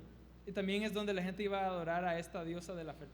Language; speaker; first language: Spanish; native; Spanish